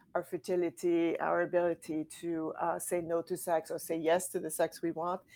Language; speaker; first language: English; native; English